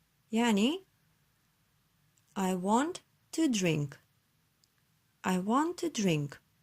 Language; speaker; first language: English; non-native, learner; Turkish